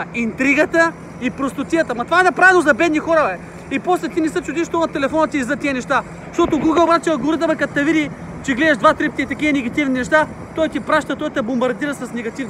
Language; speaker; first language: Bulgarian; native; Bulgarian